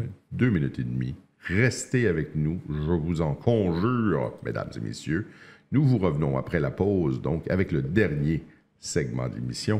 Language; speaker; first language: French; native; French